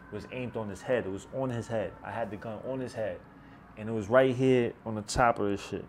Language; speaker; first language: English; native; English